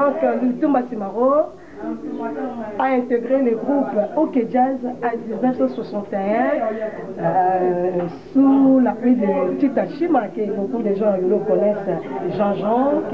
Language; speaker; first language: French; non-native, local second language; Lingala